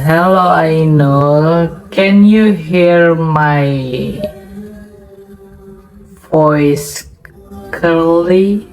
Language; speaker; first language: English; non-native, learner; Indonesian